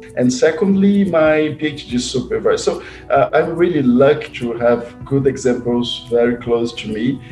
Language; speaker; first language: English; non-native, fluent; Portuguese